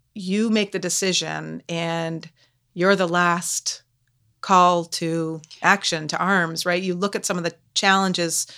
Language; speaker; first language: English; native; English